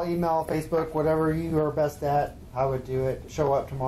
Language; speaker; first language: English; native; English